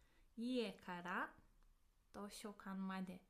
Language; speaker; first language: Japanese; non-native, fluent; English